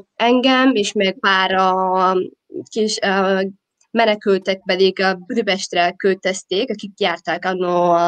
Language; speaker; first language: Hungarian; non-native, fluent; Somali